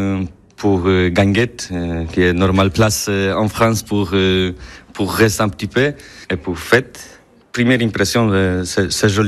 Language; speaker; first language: French; non-native, learner; Polish